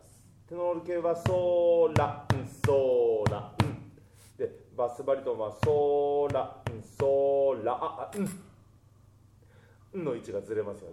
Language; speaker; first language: Japanese; native; Japanese